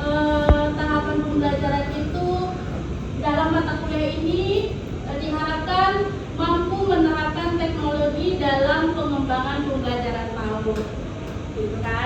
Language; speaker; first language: Indonesian; native; Indonesian